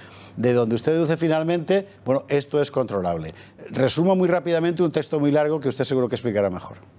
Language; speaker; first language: Spanish; native; Spanish